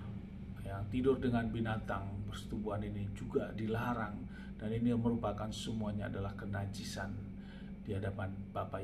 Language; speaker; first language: Indonesian; native; Indonesian